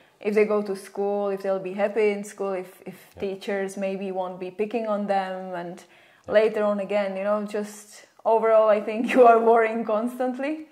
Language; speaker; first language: English; non-native, fluent; Czech